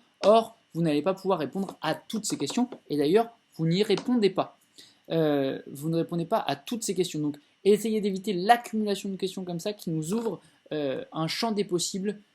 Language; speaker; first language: French; native; French